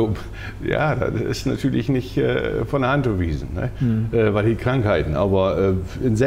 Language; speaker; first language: German; native; German